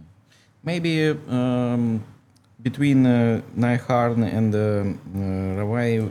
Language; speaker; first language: English; non-native, learner; Russian